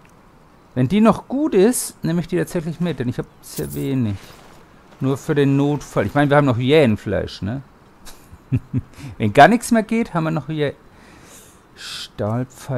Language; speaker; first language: German; native; German